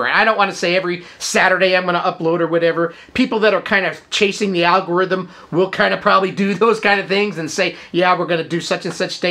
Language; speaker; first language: English; native; English